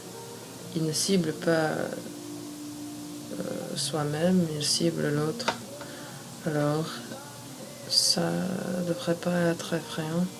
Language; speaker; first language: French; non-native, fluent; English